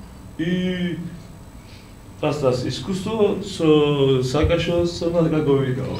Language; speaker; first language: Macedonian; non-native, learner; Georgian